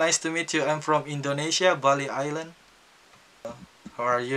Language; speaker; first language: English; non-native, learner; Indonesian